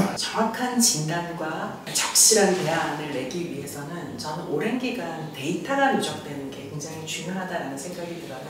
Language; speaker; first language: Korean; native; Korean